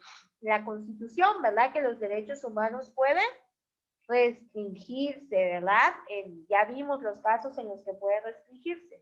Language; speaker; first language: Spanish; native; Spanish